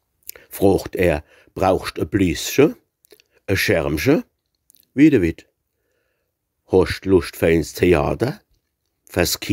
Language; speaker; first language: German; native; German